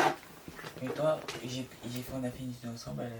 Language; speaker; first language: French; native; French